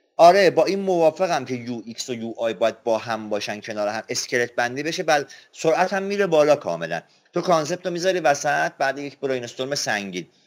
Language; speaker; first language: Persian; non-native, local second language; Azerbaijani